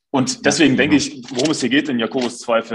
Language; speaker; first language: German; native; German